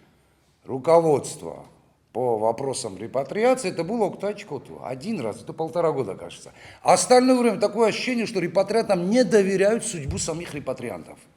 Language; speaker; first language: Russian; native; Russian